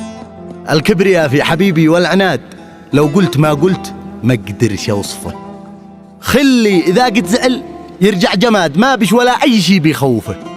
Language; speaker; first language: Arabic; native; Arabic